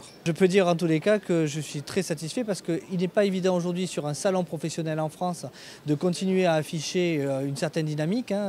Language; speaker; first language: French; native; French